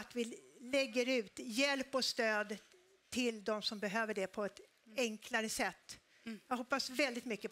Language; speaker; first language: Swedish; native; Swedish